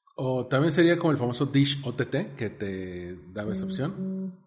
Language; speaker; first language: Spanish; native; Spanish